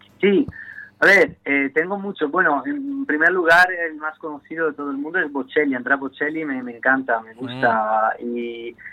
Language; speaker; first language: Spanish; non-native, fluent; Italian